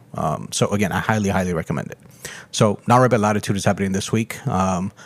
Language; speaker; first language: English; early bilingual, other home language; Spanish